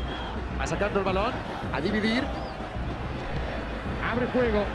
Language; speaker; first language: Spanish; native; Spanish